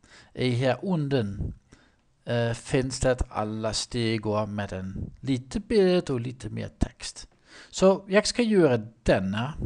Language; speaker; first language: Swedish; non-native, learner; Dutch